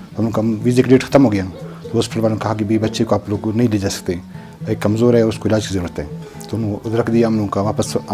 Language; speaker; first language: Hindi; non-native, local second language; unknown